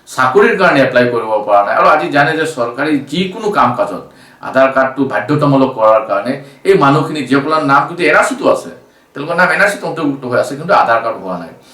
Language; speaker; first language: Assamese; non-native, local second language; Bangla